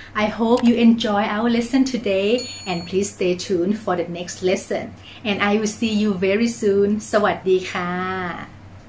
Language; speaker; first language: English; non-native, fluent; Thai